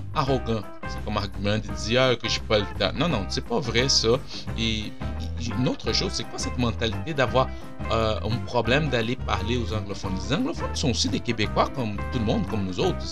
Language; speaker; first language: French; non-native, fluent; Portuguese